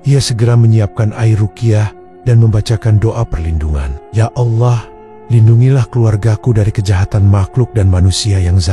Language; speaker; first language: Indonesian; native; Indonesian